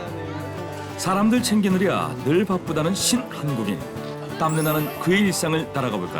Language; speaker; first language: Korean; native; Korean